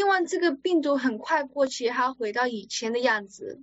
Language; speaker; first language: Chinese; early bilingual, other home language; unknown